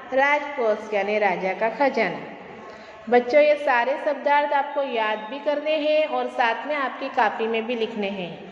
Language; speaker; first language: Hindi; non-native, local second language; Gujarati